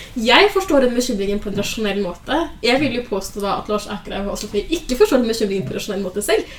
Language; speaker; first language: Norwegian; early bilingual, other home language; Somali